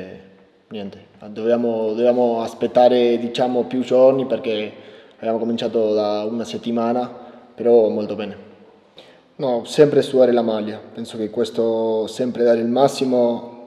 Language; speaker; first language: Italian; non-native, learner; Spanish